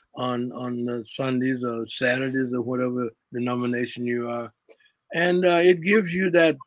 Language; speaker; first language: English; native; English